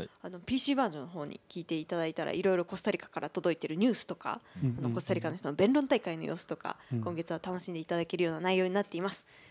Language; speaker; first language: Japanese; native; Japanese